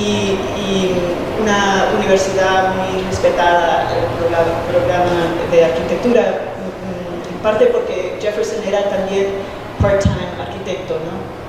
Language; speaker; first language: Spanish; early bilingual, heritage; Spanish